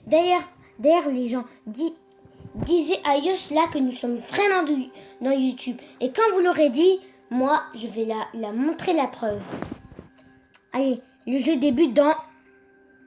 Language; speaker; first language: French; native; French